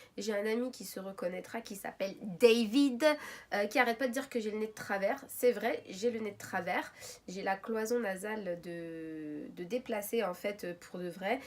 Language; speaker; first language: French; early bilingual, other home language; Arabic